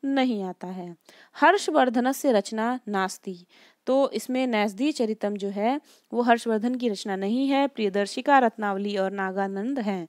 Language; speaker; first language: Hindi; native; Hindi